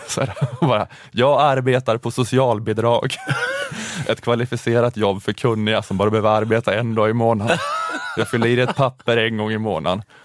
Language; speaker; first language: Swedish; native; Swedish